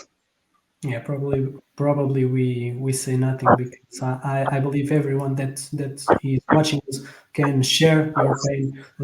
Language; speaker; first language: English; non-native, fluent; Portuguese